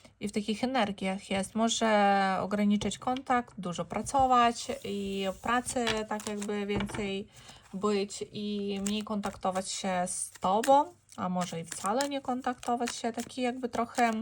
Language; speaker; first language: Polish; non-native, fluent; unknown